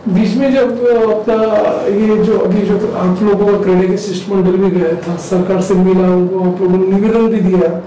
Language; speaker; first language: Hindi; non-native, local second language; Marathi